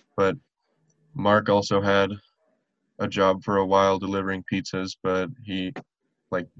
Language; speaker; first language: English; native; English